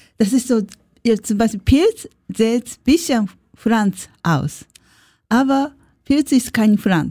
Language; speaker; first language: German; non-native, learner; Japanese